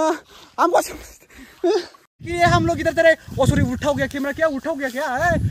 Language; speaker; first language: Hindi; non-native, local second language; Bodo